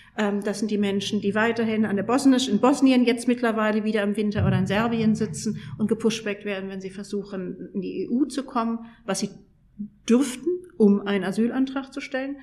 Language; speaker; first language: German; native; German